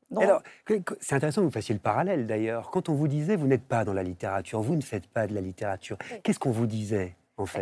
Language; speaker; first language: French; native; French